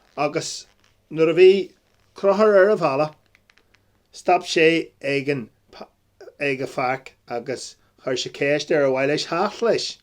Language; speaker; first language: Irish; non-native, local second language; English